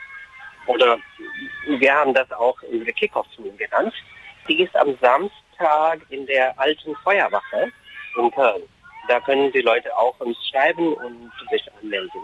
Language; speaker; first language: German; non-native, fluent; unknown